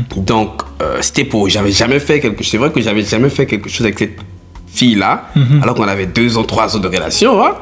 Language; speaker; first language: French; non-native, local second language; Lingala